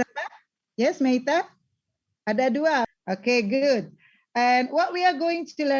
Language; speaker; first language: English; non-native, learner; Indonesian